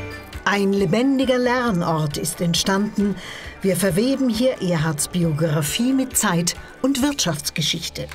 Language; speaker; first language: German; native; German